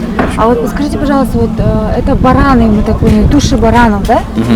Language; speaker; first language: Russian; native; Russian